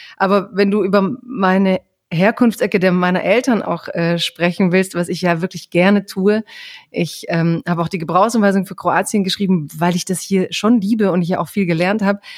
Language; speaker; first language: German; early bilingual, other home language; Croatian